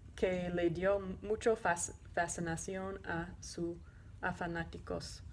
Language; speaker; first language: Spanish; non-native, learner; English